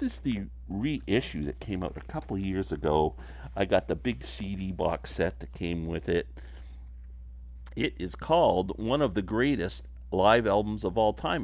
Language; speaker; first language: English; native; English